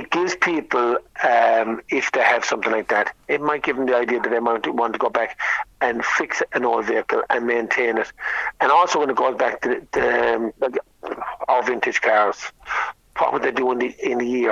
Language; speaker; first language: English; native; English